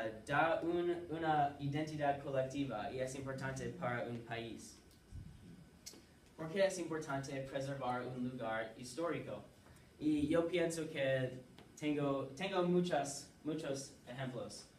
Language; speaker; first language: Spanish; non-native, learner; English